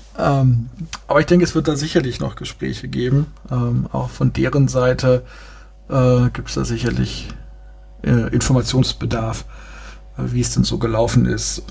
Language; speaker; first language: German; native; German